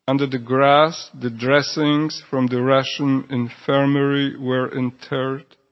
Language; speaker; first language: English; non-native, fluent; Polish